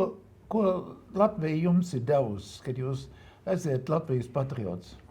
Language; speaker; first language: Latvian; native; Latvian